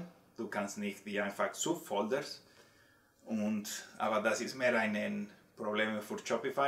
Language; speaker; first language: German; non-native, learner; Spanish